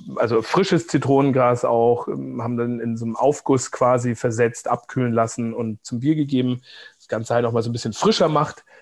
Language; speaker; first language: German; native; German